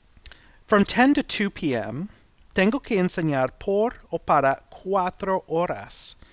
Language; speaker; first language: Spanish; non-native, fluent; English